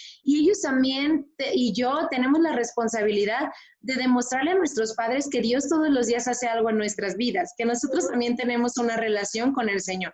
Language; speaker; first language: Spanish; native; Spanish